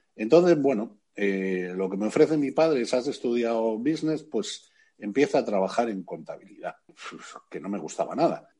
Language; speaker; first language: Spanish; native; Spanish